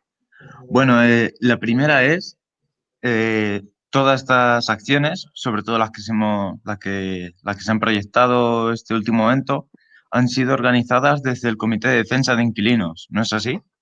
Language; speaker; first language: Spanish; native; Spanish